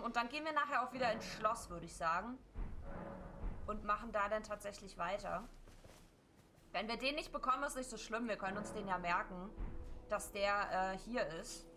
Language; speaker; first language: German; native; German